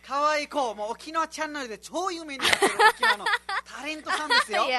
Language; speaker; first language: Japanese; non-native, fluent; Nepali